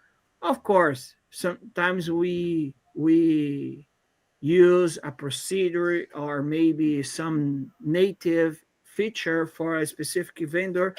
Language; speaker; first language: English; non-native, fluent; Portuguese